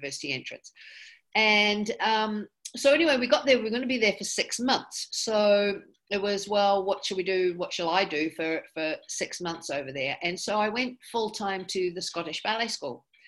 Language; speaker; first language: English; native; English